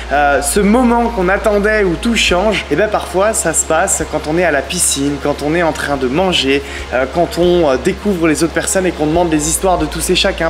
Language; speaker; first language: French; native; French